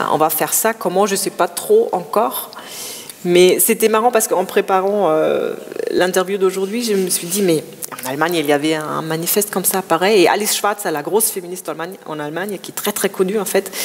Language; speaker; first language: French; non-native, fluent; German